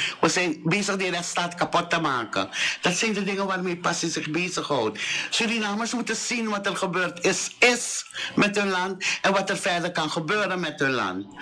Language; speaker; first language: Dutch; native; Dutch